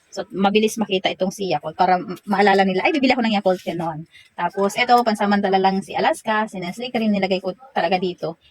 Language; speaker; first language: Filipino; non-native, local second language; Waray